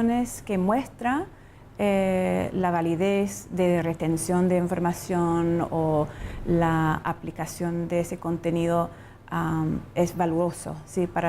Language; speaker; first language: Spanish; non-native, fluent; English